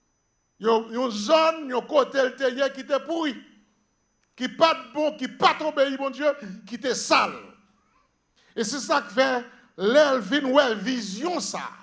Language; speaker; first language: French; non-native, local second language; Haitian Creole